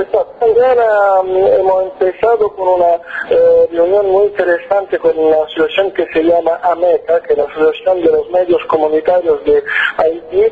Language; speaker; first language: Spanish; non-native, fluent; Italian